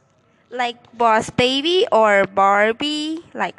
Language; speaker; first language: English; non-native, learner; Thai